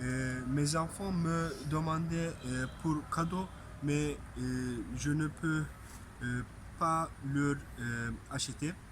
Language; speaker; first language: French; non-native, learner; Turkish